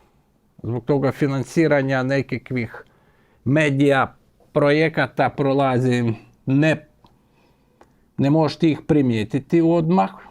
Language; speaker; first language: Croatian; non-native, fluent; Ukrainian